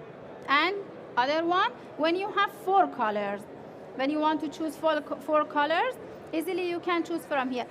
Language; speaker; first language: English; non-native, fluent; Persian